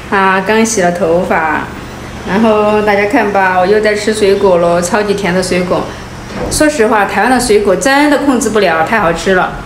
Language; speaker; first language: Chinese; native; Chinese